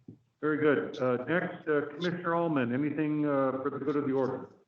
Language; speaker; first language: English; native; English